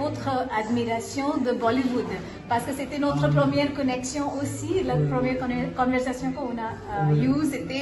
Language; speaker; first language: French; non-native, learner; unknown